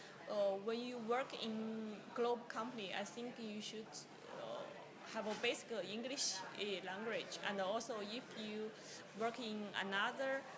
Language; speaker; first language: English; non-native, learner; Chinese